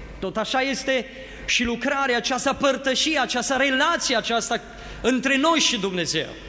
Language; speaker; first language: Romanian; native; Romanian